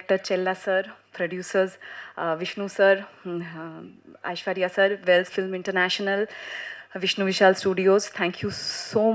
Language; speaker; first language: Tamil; non-native, learner; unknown